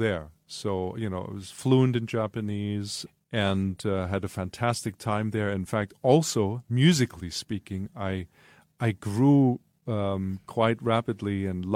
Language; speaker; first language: English; non-native, fluent; German